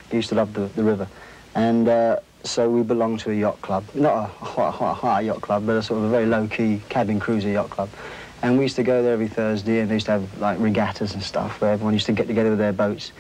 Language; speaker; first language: English; native; English